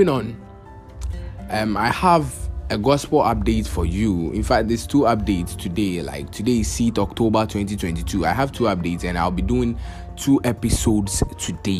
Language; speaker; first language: English; non-native, local second language; Akan